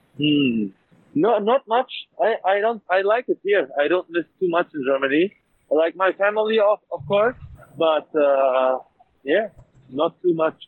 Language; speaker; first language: English; non-native, learner; German